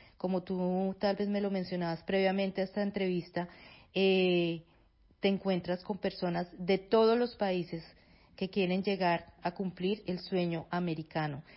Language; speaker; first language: Spanish; native; Spanish